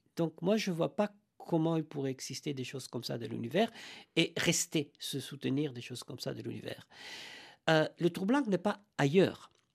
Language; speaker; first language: French; non-native, fluent; Italian